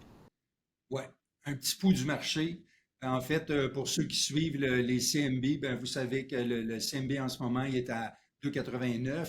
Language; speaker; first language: French; native; French